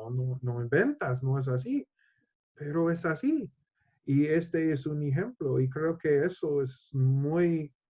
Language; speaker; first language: Spanish; non-native, learner; English